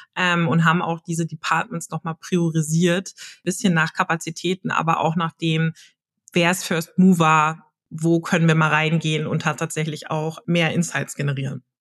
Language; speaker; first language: German; native; German